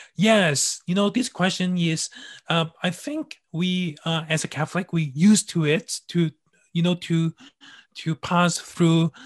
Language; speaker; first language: English; non-native, local second language; Cantonese